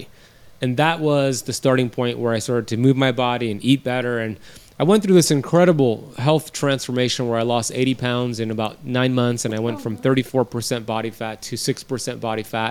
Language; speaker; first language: English; native; English